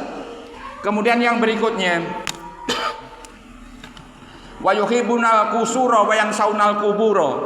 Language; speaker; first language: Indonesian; native; Indonesian